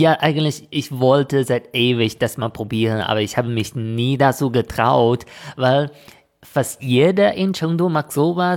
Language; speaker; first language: German; non-native, fluent; Chinese